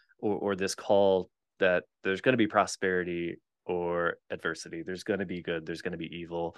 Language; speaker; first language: English; native; English